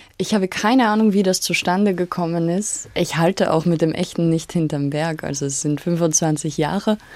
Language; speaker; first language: German; native; German